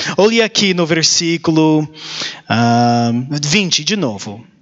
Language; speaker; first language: Portuguese; non-native, learner; English